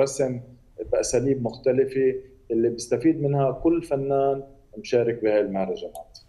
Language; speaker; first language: Arabic; native; Arabic